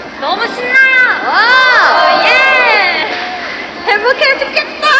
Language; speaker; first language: Korean; non-native, fluent; Japanese